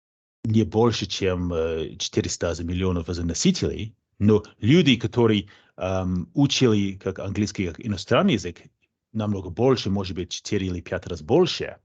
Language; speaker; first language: Russian; non-native, fluent; English